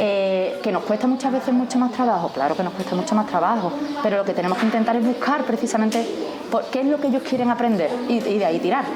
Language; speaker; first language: Spanish; native; Spanish